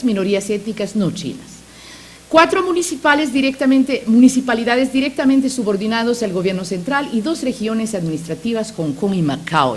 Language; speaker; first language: Spanish; non-native, fluent; Macedonian